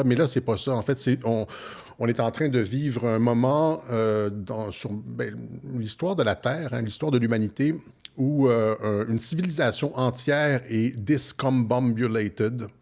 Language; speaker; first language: French; native; French